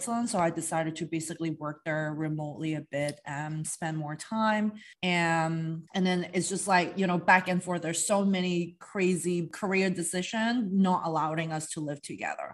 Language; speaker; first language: English; non-native, local second language; Cantonese